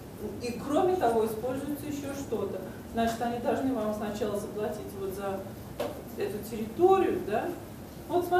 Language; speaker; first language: Russian; native; Russian